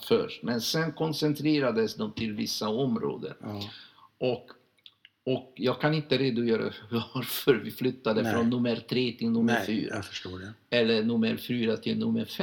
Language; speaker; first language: Swedish; non-native, fluent; Hungarian